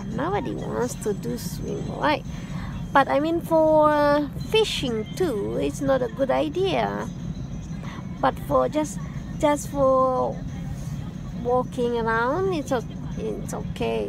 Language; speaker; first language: English; non-native, fluent; Indonesian